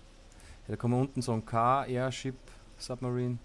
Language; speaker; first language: German; native; German